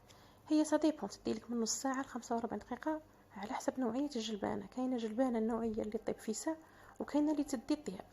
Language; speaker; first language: Arabic; native; Arabic